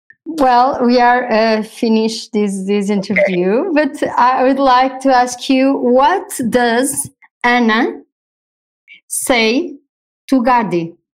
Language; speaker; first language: English; non-native, fluent; Portuguese